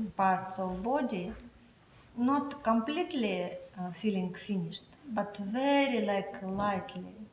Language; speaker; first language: English; non-native, learner; Russian